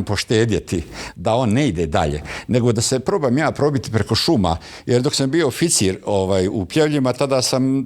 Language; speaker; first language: Bosnian; native; Bosnian